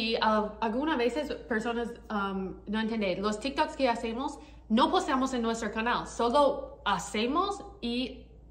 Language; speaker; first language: Spanish; non-native, learner; English